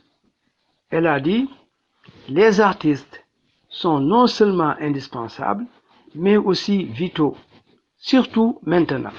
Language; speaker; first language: French; non-native, local second language; Wolof